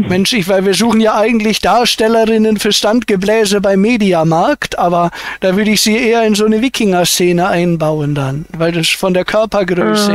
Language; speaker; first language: German; native; German